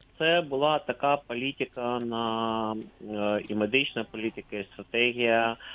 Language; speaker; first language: Ukrainian; native; Ukrainian